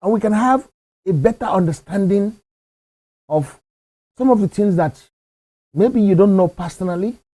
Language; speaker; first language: English; non-native, local second language; Yoruba